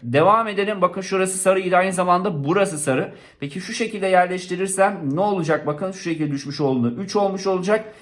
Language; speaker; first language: Turkish; native; Turkish